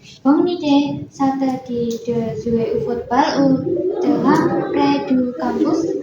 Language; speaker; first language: French; non-native, learner; Indonesian